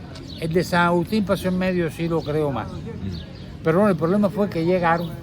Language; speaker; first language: Spanish; native; Spanish